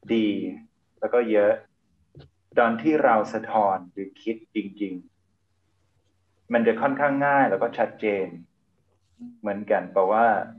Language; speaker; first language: Thai; non-native, fluent; English